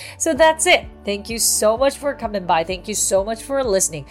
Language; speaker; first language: English; non-native, fluent; Japanese